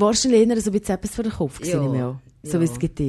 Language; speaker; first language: German; native; German